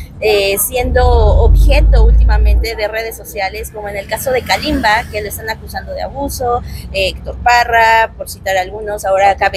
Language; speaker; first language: Spanish; native; Spanish